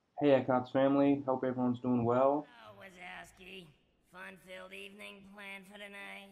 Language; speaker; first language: English; native; English